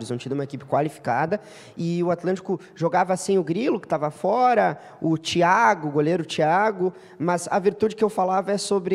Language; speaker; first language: Portuguese; native; Portuguese